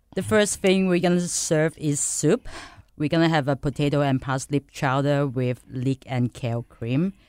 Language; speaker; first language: English; non-native, local second language; Cantonese